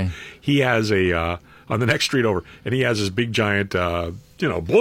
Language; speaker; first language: English; native; English